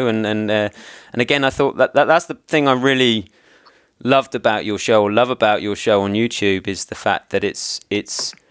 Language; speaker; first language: English; native; English